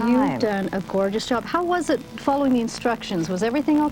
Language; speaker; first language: English; native; English